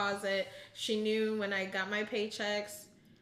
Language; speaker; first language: English; non-native, local second language; Ganda